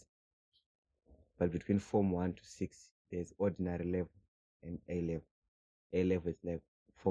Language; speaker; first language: English; non-native, local second language; Shona